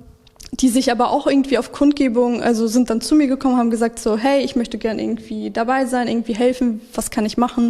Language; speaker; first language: German; early bilingual, other home language; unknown